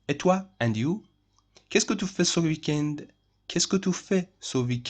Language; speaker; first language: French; non-native, fluent; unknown